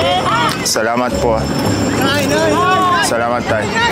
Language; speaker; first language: Filipino; non-native, learner; Arabic